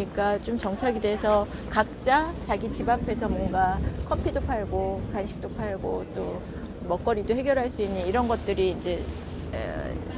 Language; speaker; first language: Korean; native; Korean